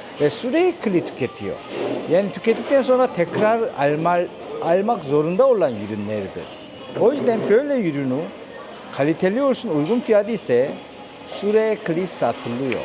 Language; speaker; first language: Turkish; non-native, fluent; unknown